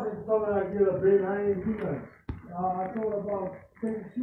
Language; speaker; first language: English; native; English